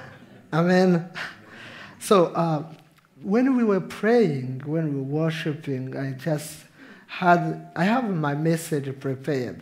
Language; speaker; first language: English; non-native, local second language; Kinyarwanda